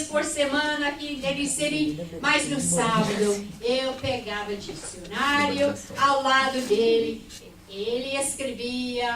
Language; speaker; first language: Portuguese; non-native, fluent; English